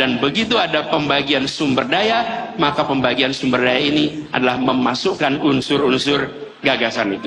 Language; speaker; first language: Indonesian; native; Indonesian